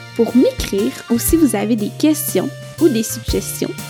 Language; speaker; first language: French; native; French